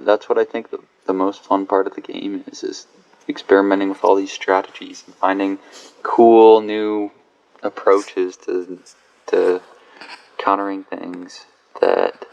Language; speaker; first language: English; native; English